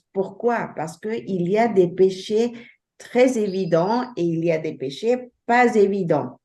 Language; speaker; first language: French; non-native, fluent; Spanish